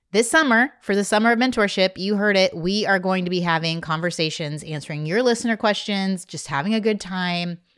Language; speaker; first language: English; native; English